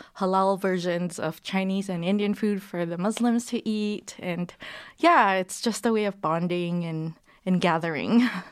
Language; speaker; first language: English; native; English